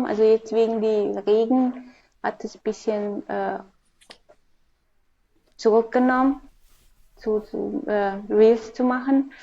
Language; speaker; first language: German; non-native, fluent; Hungarian